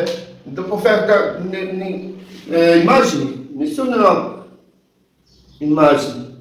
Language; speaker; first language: French; non-native, learner; Portuguese